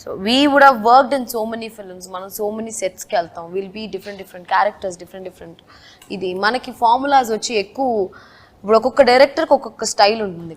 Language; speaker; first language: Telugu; non-native, local second language; Tamil